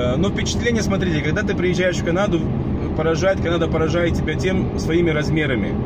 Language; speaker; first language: Russian; non-native, local second language; Romanian